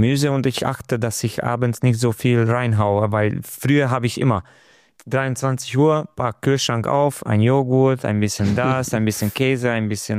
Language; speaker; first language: German; non-native, fluent; Romanian